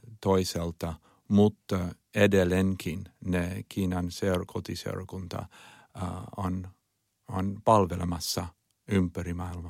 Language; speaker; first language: Finnish; non-native, learner; Chinese